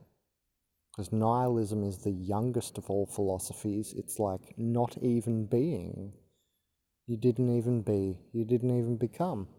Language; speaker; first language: English; native; English